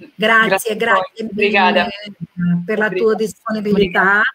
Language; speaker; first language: Italian; non-native, fluent; Portuguese